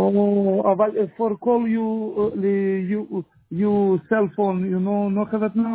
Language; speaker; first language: English; non-native, learner; Romanian